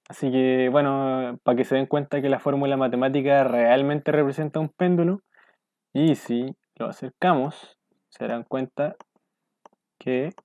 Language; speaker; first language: Spanish; native; Spanish